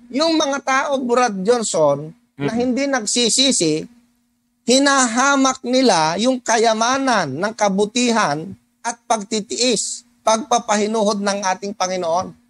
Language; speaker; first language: Filipino; non-native, local second language; Cebuano